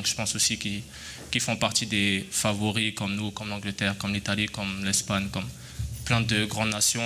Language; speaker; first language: French; native; French